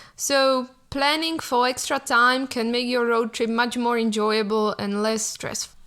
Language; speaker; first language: English; non-native, fluent; Slovak